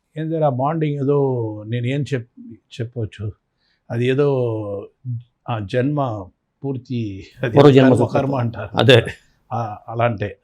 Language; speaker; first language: Telugu; non-native, fluent; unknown